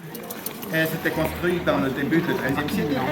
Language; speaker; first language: French; non-native, fluent; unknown